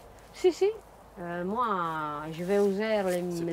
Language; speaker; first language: French; non-native, learner; Italian